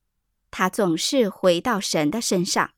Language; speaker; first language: Chinese; native; Chinese